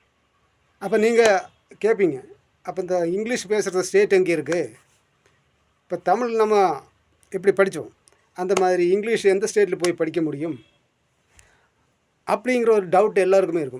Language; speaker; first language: Tamil; non-native, local second language; Malayalam